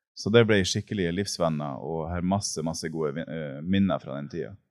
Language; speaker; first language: Norwegian; native; Norwegian